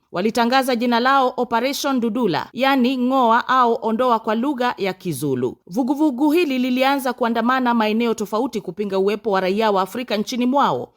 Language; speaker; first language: Swahili; non-native, local second language; Kikuyu